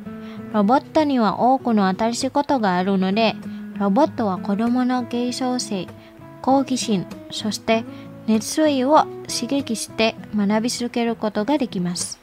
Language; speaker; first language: Japanese; non-native, fluent; Indonesian